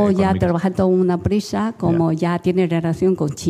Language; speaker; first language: Spanish; non-native, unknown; Chinese